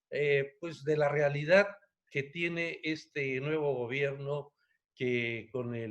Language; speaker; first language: Spanish; native; Spanish